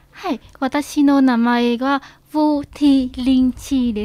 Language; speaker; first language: Japanese; non-native, fluent; Vietnamese